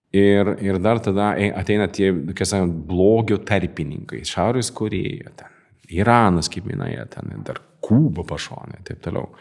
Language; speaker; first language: Lithuanian; non-native, fluent; Swedish